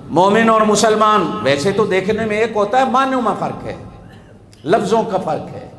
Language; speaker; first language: Urdu; non-native, local second language; Punjabi